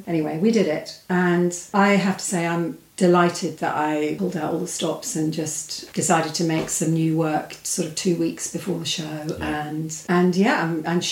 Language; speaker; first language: English; native; English